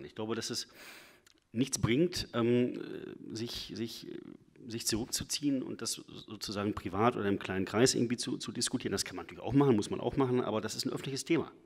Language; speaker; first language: German; native; German